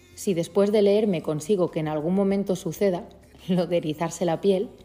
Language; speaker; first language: Spanish; native; Spanish